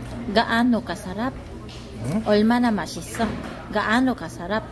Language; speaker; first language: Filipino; non-native, fluent; Korean